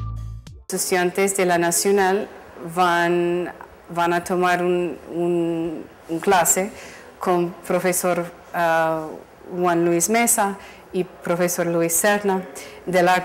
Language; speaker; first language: Spanish; non-native, fluent; English